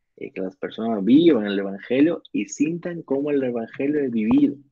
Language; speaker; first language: Spanish; non-native, learner; Portuguese